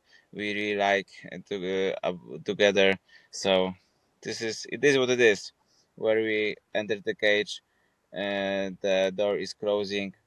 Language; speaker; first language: English; non-native, fluent; Polish